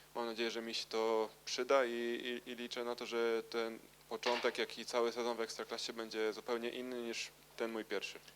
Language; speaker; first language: Polish; native; Polish